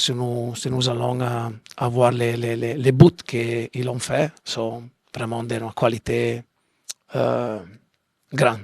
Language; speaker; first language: French; non-native, learner; Italian